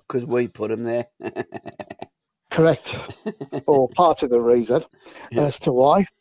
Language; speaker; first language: English; native; English